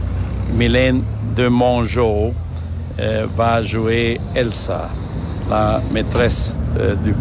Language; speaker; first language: French; non-native, fluent; German